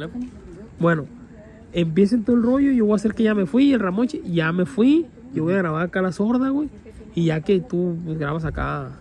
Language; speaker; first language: Spanish; native; Spanish